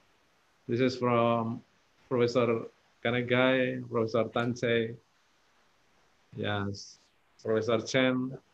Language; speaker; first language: English; non-native, fluent; Indonesian